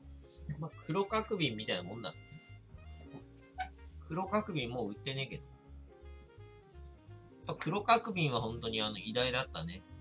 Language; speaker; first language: Japanese; native; Japanese